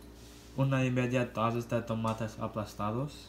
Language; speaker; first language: Spanish; non-native, learner; English